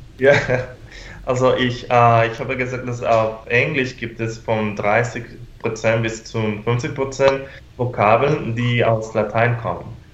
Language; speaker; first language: German; non-native, fluent; Spanish